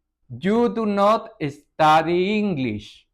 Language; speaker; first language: English; non-native, fluent; Spanish